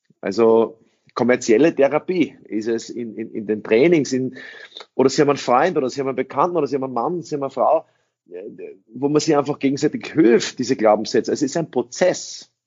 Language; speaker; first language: German; early bilingual, other home language; English